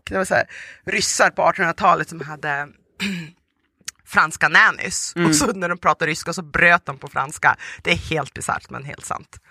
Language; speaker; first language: Swedish; early bilingual, other home language; Russian